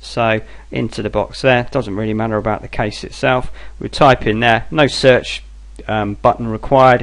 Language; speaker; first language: English; native; English